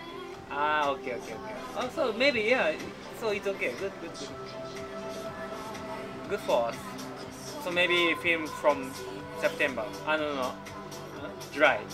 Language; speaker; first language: English; non-native, learner; Japanese